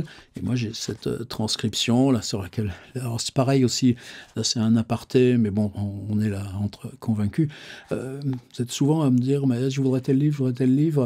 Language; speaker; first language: French; native; French